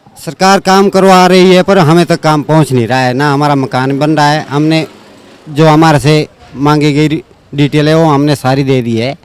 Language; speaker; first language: Hindi; native; Hindi